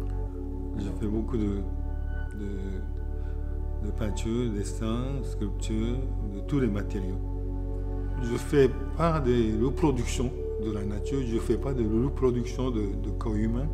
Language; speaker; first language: French; non-native, fluent; Japanese